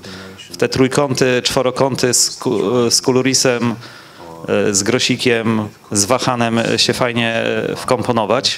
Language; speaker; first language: Polish; native; Polish